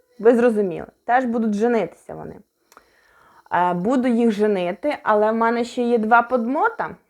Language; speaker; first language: Ukrainian; non-native, local second language; Russian